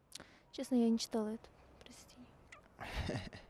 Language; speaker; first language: Russian; non-native, local second language; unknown